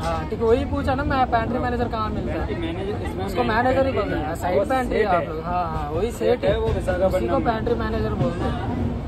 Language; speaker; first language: Hindi; non-native, local second language; Telugu